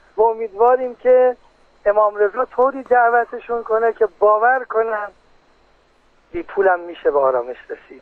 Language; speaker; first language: Persian; native; Persian